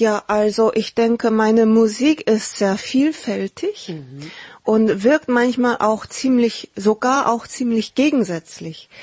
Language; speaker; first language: German; early bilingual, heritage; Korean